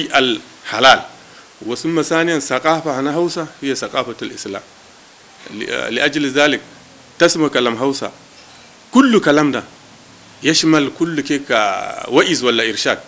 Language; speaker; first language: Arabic; non-native, local second language; Hausa